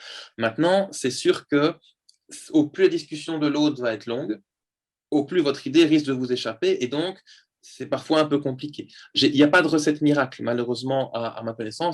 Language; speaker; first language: French; native; French